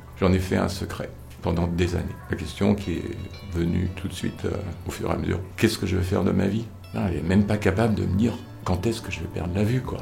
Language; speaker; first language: French; native; French